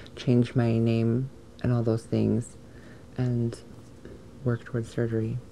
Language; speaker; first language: English; early bilingual, other home language; Japanese